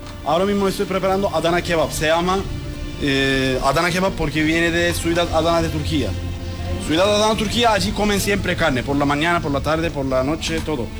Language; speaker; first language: Spanish; non-native, learner; Turkish